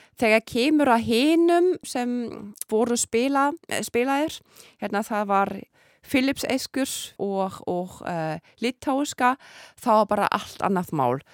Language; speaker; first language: Icelandic; non-native, fluent; German